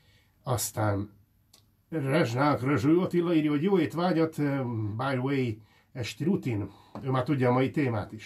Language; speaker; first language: Hungarian; native; Hungarian